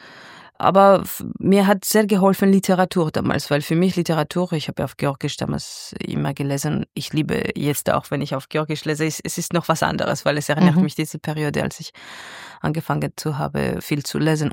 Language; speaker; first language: German; non-native, fluent; Georgian